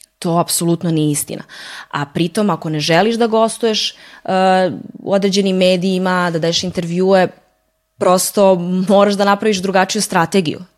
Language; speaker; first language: Serbian; early bilingual, heritage; Serbian